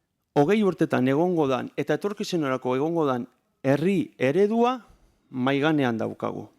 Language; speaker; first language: Basque; native; Basque